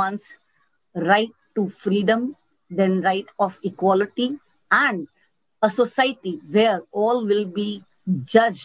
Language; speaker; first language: English; non-native, local second language; Gujarati